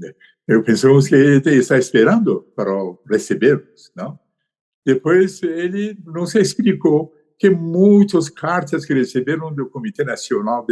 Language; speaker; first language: Portuguese; non-native, learner; Persian